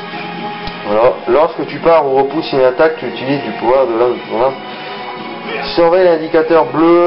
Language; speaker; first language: French; native; French